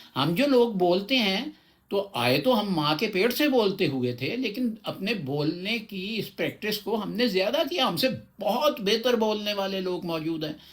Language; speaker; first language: Urdu; non-native, local second language; Punjabi